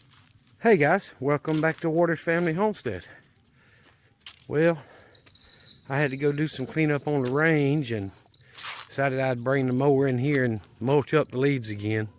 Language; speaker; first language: English; native; English